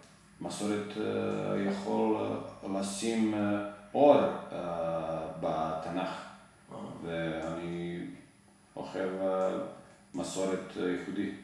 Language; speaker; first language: Hebrew; non-native, learner; Serbian